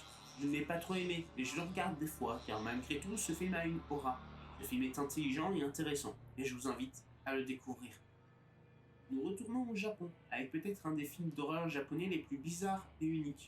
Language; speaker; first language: French; native; French